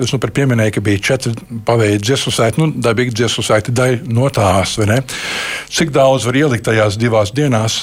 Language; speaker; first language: Latvian; early bilingual, heritage; Latvian